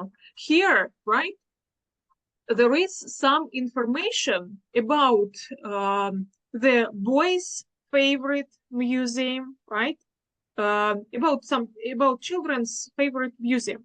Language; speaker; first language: English; non-native, fluent; Russian